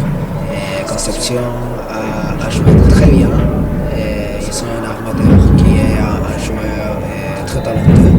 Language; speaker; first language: French; non-native, fluent; Spanish